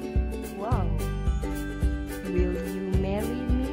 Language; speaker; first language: English; non-native, fluent; Indonesian